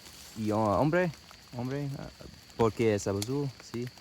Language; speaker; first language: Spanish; non-native, learner; English